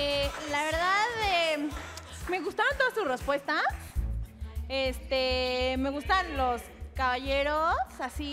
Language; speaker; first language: Spanish; native; Spanish